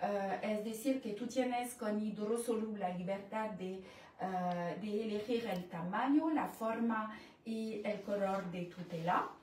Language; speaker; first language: Spanish; non-native, learner; French